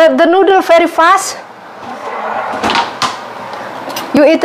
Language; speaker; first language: English; non-native, learner; Indonesian